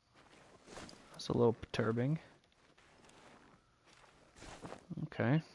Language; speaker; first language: English; native; English